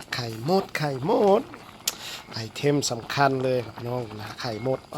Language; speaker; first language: Thai; non-native, local second language; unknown